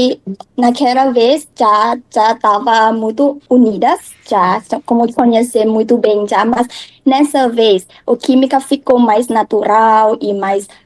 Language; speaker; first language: Portuguese; non-native, learner; Thai